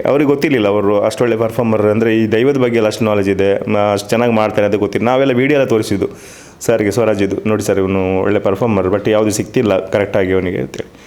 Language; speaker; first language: Kannada; non-native, local second language; Tulu